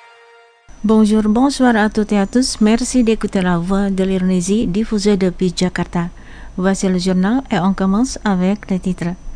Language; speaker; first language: French; non-native, fluent; Indonesian